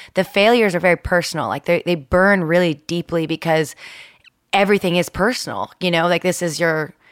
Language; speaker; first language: English; early bilingual, other home language; Spanish